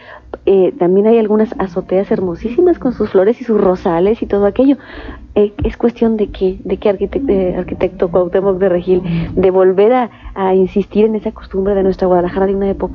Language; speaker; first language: Spanish; native; Spanish